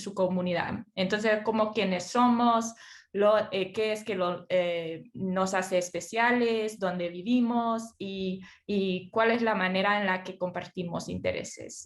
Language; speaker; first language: Spanish; non-native, fluent; English